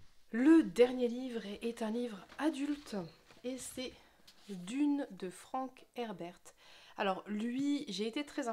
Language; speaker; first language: French; native; French